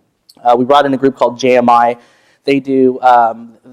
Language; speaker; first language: English; native; English